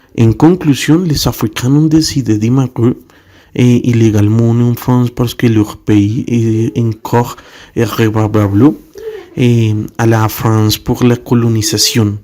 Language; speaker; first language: French; non-native, learner; Spanish